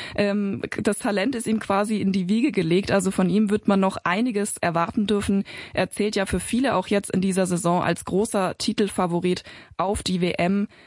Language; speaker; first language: German; native; German